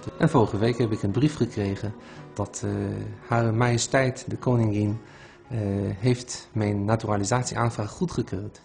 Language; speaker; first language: Dutch; non-native, fluent; Hebrew